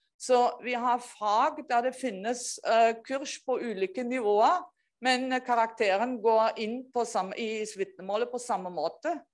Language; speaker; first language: Norwegian; non-native, fluent; German